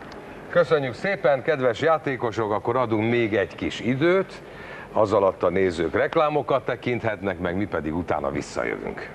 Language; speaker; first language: Hungarian; native; Hungarian